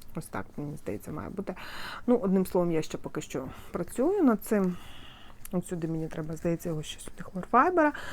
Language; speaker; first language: Ukrainian; non-native, local second language; Russian